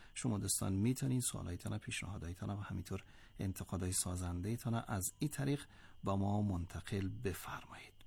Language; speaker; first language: Persian; native; Persian